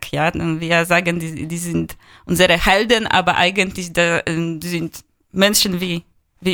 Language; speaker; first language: German; non-native, fluent; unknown